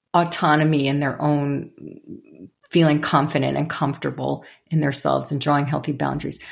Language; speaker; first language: English; native; English